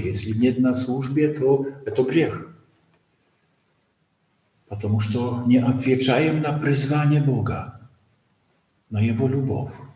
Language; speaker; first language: Russian; non-native, learner; Polish